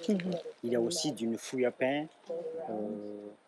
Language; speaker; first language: French; non-native, local second language; Malagasy